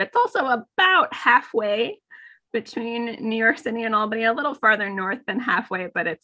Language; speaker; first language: English; native; English